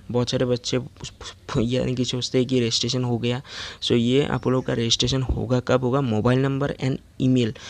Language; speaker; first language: Hindi; non-native, local second language; Assamese